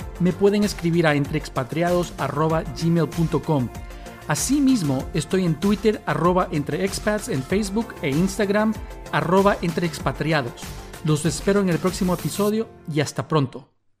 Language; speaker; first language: Spanish; native; Spanish